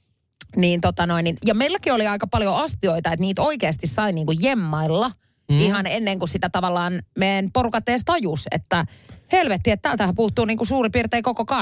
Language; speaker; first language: Finnish; native; Finnish